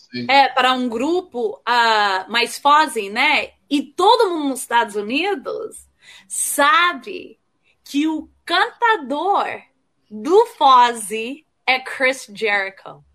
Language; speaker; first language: Portuguese; early bilingual, heritage; Portuguese